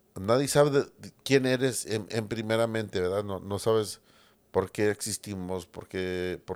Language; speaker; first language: Spanish; early bilingual, heritage; Spanish